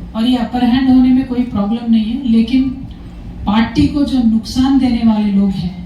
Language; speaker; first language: Hindi; non-native, local second language; Telugu